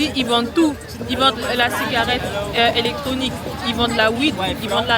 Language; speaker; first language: French; native; French